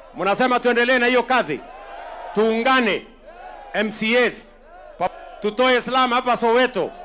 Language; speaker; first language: Swahili; non-native, local second language; Kalenjin